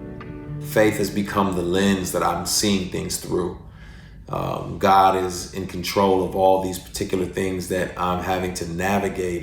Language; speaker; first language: English; native; English